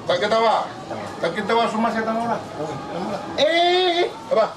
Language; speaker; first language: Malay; non-native, local second language; Chinese